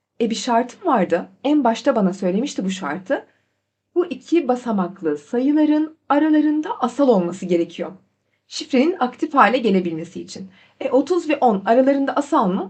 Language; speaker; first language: Turkish; native; Turkish